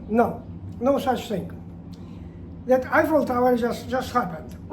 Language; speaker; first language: English; non-native, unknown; Polish